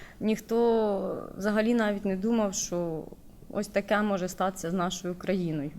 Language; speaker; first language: Ukrainian; native; Ukrainian